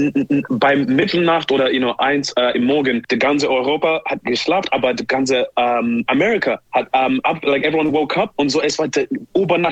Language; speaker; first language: German; non-native, learner; English